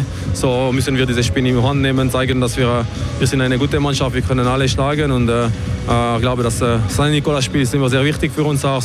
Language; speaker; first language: German; non-native, local second language; French